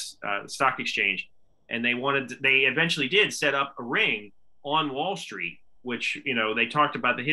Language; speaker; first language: English; native; English